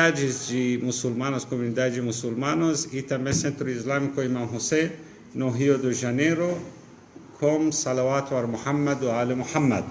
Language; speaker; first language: Portuguese; non-native, fluent; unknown